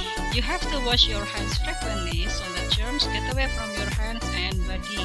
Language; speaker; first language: English; non-native, fluent; Indonesian